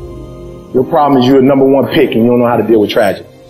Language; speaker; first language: English; native; English